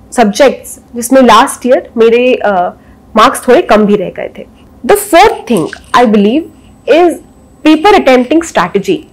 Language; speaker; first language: Hindi; native; Hindi